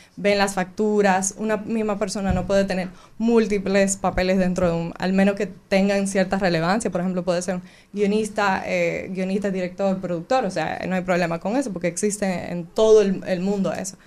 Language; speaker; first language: Spanish; native; Spanish